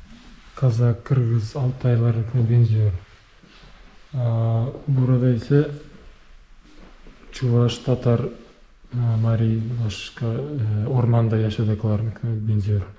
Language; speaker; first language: Turkish; non-native, learner; Bashkir